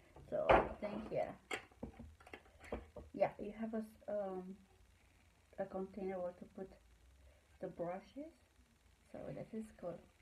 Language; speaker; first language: English; non-native, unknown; Romanian